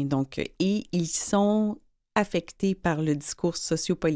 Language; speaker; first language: French; native; French